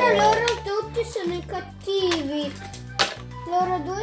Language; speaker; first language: Italian; early bilingual, other home language; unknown